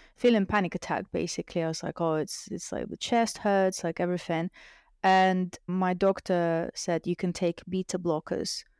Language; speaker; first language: English; non-native, fluent; Russian